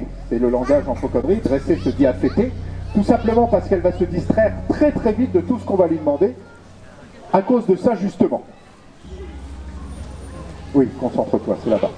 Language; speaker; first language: French; native; French